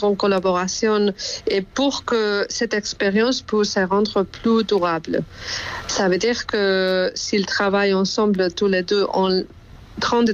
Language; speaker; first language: French; non-native, fluent; Spanish